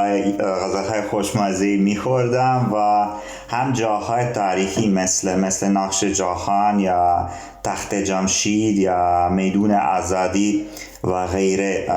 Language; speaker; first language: Persian; non-native, learner; Serbian